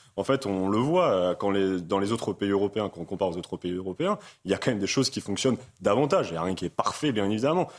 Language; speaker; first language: French; native; French